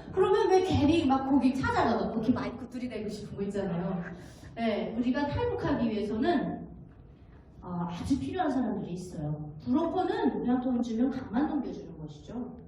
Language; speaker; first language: Korean; native; Korean